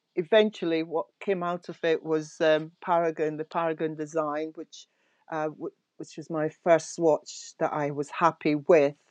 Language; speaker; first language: English; native; English